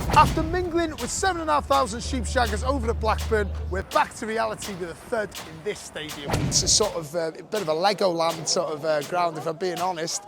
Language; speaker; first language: English; native; English